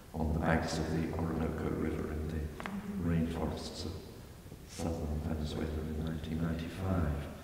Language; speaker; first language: English; native; English